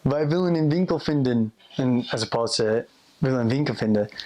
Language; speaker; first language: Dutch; non-native, fluent; English